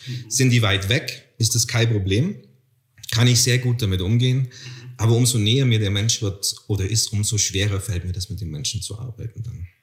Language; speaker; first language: German; native; German